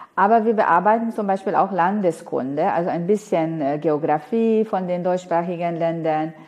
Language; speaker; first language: German; non-native, fluent; Hungarian